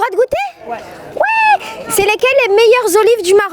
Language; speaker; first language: French; native; French